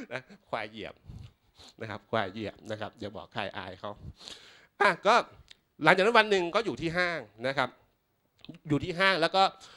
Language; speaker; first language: Thai; native; Thai